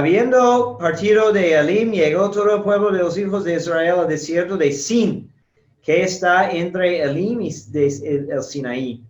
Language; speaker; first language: Spanish; non-native, fluent; English